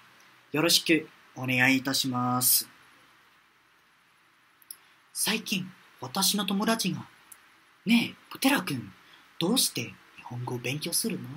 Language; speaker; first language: Japanese; non-native, fluent; Malay